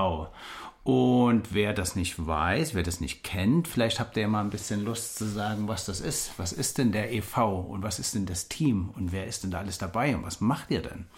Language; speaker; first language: German; native; German